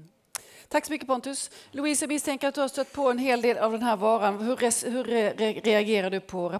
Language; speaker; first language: Swedish; native; Swedish